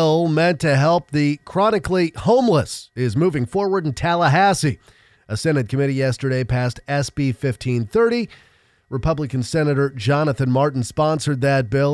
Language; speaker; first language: English; native; English